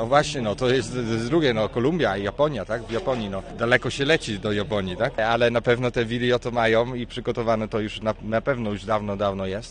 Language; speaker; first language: Polish; early bilingual, heritage; Polish